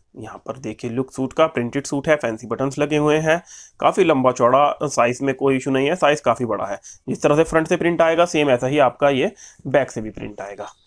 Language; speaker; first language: Hindi; native; Hindi